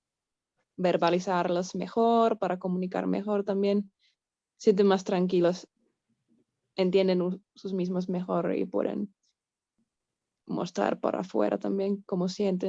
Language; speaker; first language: Spanish; non-native, fluent; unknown